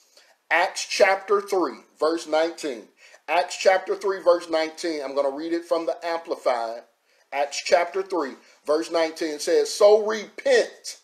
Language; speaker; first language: English; native; English